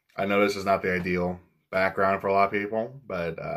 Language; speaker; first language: English; native; English